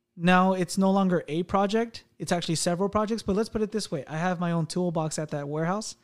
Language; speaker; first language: English; native; English